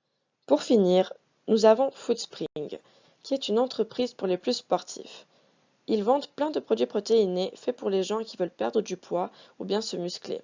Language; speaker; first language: French; native; French